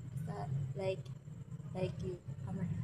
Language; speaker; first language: English; non-native, local second language; Filipino